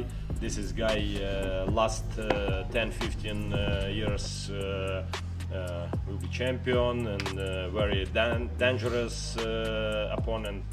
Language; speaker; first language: English; non-native, learner; Ukrainian